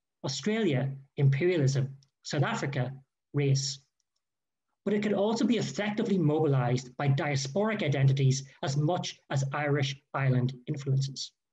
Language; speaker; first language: English; native; English